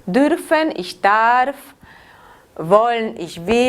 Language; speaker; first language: German; non-native, fluent; Spanish